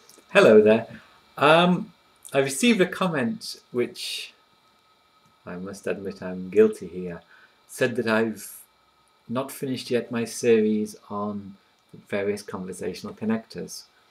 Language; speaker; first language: English; native; English